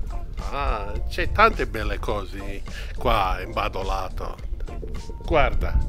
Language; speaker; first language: Italian; non-native, learner; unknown